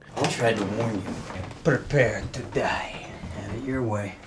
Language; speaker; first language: English; native; English